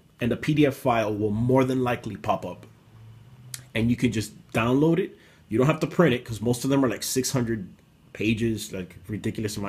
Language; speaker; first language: English; native; English